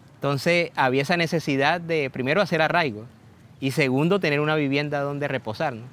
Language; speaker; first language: Spanish; native; Spanish